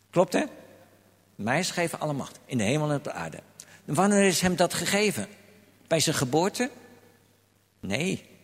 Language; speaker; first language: Dutch; native; Dutch